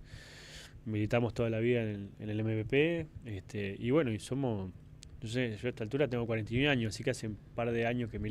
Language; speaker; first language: Spanish; native; Spanish